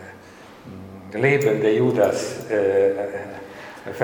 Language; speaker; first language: German; non-native, learner; Hungarian